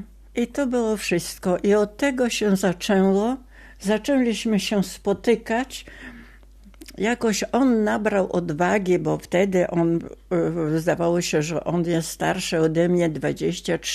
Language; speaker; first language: Polish; non-native, local second language; Ukrainian